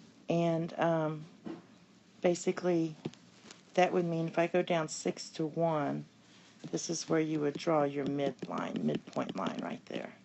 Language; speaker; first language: English; native; English